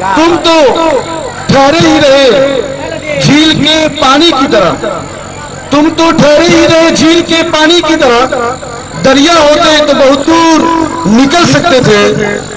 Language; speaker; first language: Hindi; native; Hindi